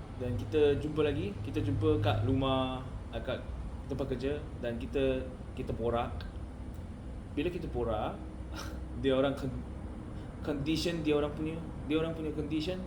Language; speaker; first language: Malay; non-native, learner; Korean